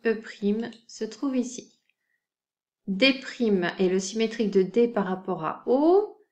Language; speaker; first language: French; native; French